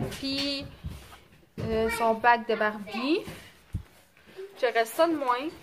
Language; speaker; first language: French; native; French